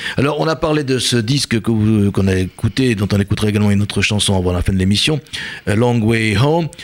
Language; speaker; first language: French; native; French